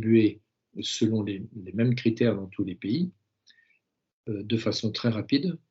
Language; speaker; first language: French; native; French